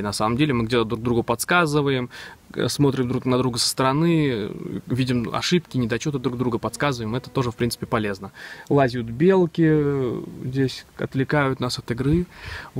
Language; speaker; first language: Russian; native; Russian